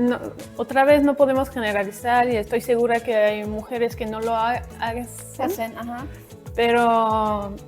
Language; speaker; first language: Spanish; non-native, fluent; French